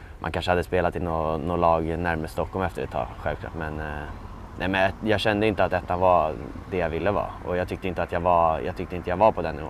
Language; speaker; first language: Swedish; native; Swedish